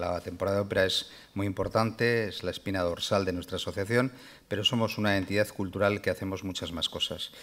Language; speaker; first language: Spanish; native; Spanish